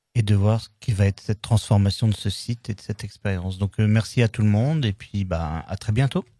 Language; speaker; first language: French; native; French